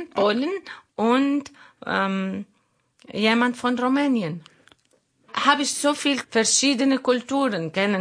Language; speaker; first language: German; non-native, learner; Arabic